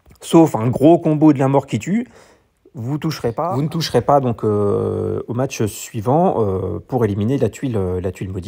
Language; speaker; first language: French; native; French